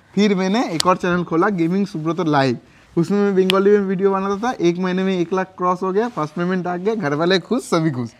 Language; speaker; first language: Hindi; non-native, local second language; Bangla